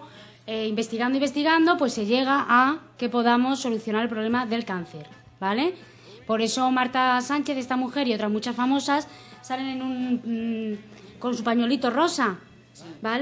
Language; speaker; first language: Spanish; native; Spanish